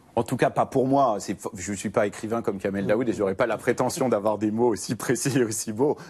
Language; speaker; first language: French; early bilingual, other home language; Arabic